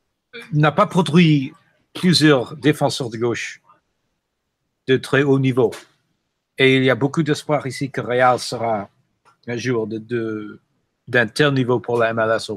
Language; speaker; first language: French; non-native, fluent; English